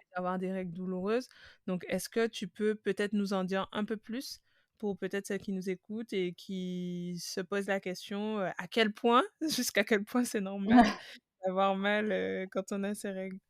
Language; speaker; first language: French; native; French